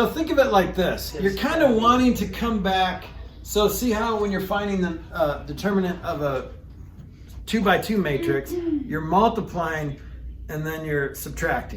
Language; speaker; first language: English; native; English